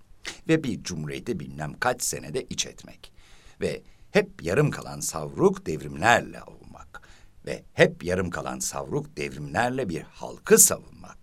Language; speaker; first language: Turkish; native; Turkish